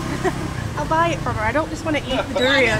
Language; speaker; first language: English; native; English